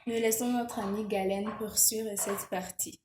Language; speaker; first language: French; non-native, local second language; Kinyarwanda